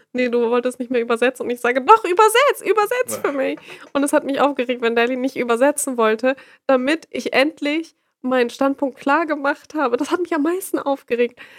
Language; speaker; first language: German; native; German